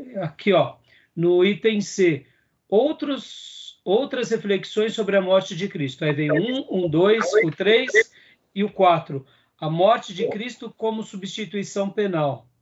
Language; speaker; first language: Portuguese; native; Portuguese